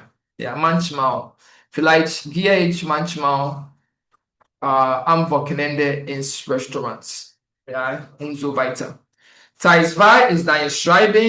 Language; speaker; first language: German; non-native, learner; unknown